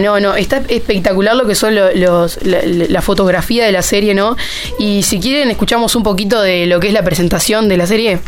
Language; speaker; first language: Spanish; native; Spanish